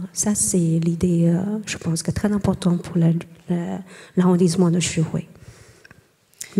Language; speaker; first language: French; non-native, learner; Chinese